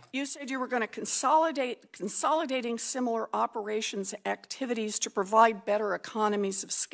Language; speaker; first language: English; native; English